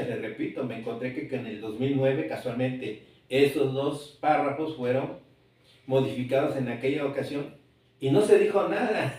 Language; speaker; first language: Spanish; native; Spanish